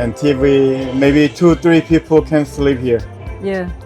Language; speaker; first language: English; non-native, learner; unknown